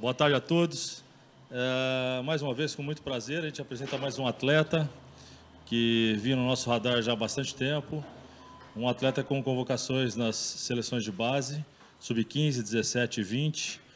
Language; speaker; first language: Portuguese; native; Portuguese